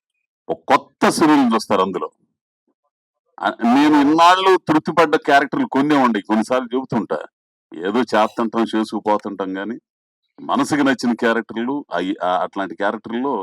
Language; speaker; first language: Telugu; native; Telugu